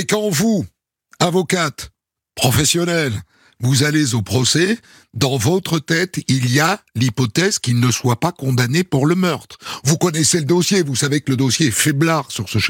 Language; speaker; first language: French; native; French